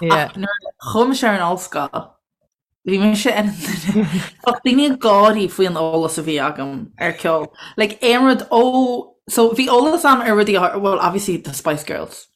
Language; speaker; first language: Irish; native; Irish